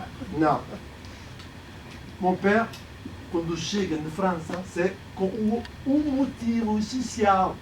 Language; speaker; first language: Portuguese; non-native, learner; French